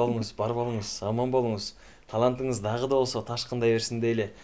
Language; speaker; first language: Kyrgyz; native; Kyrgyz